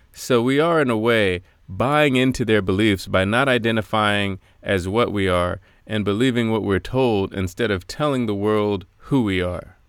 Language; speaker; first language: English; native; English